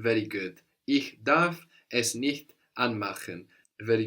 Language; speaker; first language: German; non-native, fluent; English